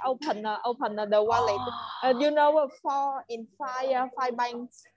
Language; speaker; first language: English; non-native, learner; Vietnamese